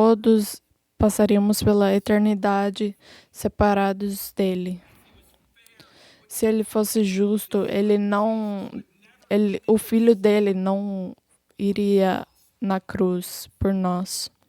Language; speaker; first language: Portuguese; non-native, fluent; English